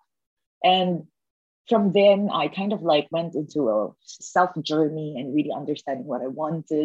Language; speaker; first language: English; non-native, local second language; Filipino